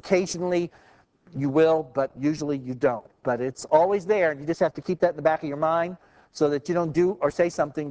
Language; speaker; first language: English; native; English